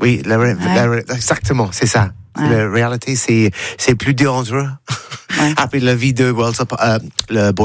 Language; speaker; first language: French; non-native, learner; English